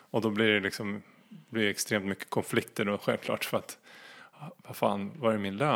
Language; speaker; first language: Swedish; native; Swedish